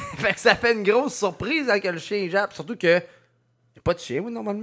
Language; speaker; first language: French; native; French